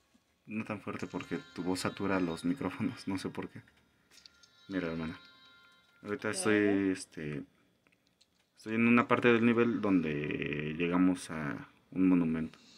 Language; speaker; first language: Spanish; native; Spanish